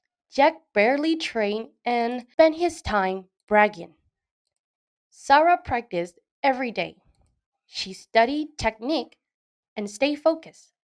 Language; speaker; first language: English; non-native, fluent; Burmese